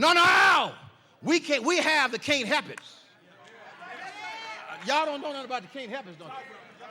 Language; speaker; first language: English; native; English